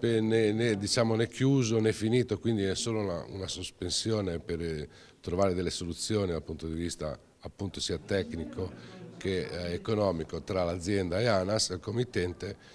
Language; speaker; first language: Italian; native; Italian